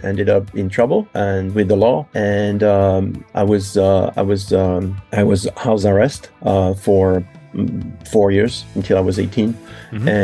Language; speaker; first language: English; non-native, fluent; French